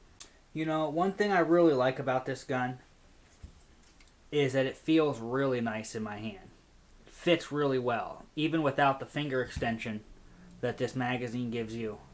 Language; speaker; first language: English; native; English